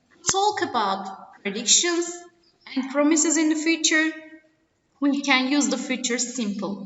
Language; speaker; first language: English; non-native, fluent; Turkish